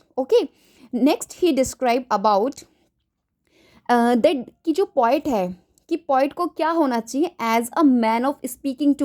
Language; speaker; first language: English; non-native, local second language; Hindi